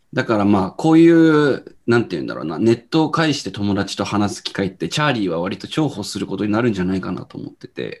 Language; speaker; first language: Japanese; non-native, fluent; English